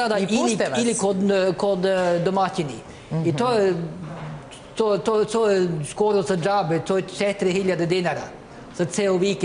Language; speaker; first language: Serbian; non-native, learner; Norwegian